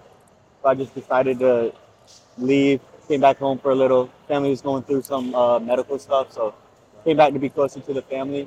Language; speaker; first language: English; native; English